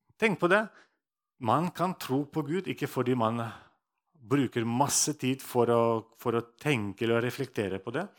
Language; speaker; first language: Norwegian; non-native, fluent; Russian